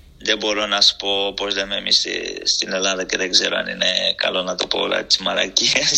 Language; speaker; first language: Greek; non-native, fluent; Portuguese